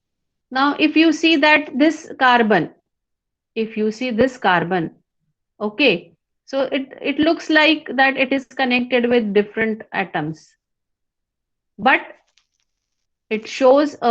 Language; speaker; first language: English; non-native, local second language; Hindi